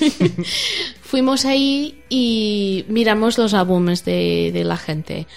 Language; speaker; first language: Spanish; non-native, learner; English